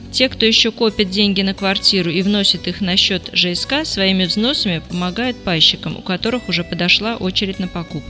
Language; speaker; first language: Russian; native; Russian